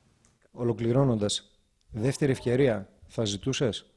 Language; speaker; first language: Greek; native; Greek